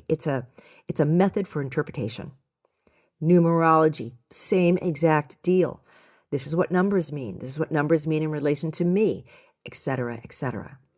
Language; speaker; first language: English; native; English